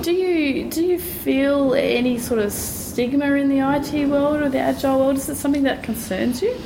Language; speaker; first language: English; native; English